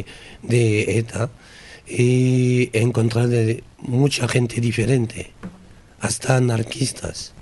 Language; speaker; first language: Spanish; non-native, learner; French